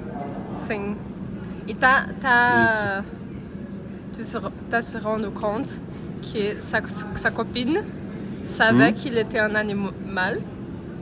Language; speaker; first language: French; non-native, learner; Portuguese